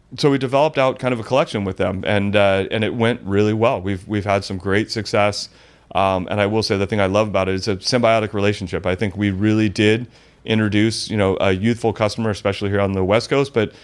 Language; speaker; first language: English; native; English